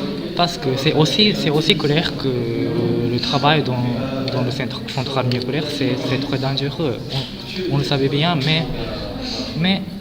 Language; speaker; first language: French; non-native, fluent; Japanese